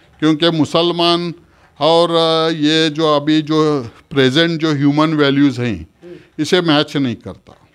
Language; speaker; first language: Hindi; non-native, local second language; Urdu